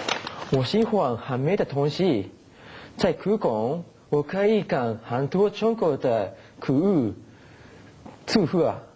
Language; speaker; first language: Chinese; non-native, learner; Japanese